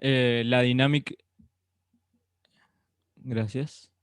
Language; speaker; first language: Spanish; native; Spanish